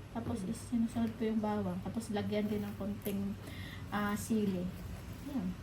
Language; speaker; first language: Filipino; native; Filipino